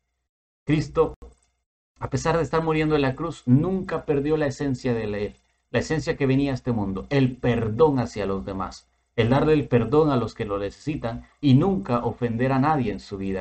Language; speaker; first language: Spanish; native; Spanish